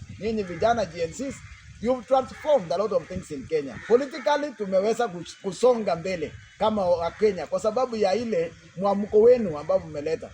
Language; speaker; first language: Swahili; non-native, local second language; Kalenjin